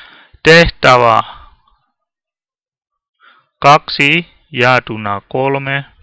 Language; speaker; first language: Finnish; non-native, learner; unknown